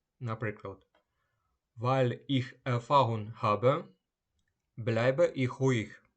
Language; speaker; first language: German; non-native, fluent; Ukrainian